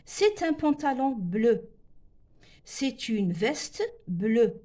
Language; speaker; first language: French; non-native, local second language; Arabic